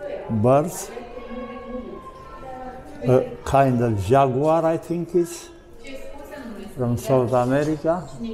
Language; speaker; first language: English; non-native, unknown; Romanian